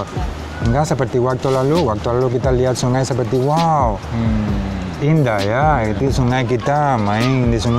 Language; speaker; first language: Indonesian; non-native, fluent; Spanish